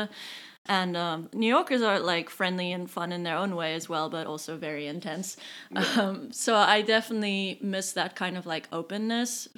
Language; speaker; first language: English; native; English